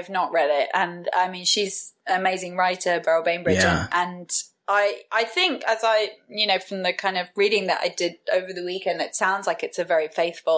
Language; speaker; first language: English; native; English